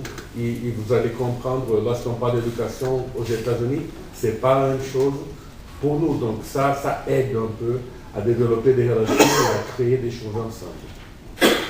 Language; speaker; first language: French; non-native, fluent; Portuguese